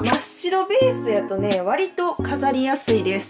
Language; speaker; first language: Japanese; native; Japanese